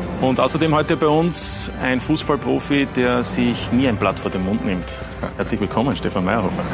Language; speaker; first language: German; native; German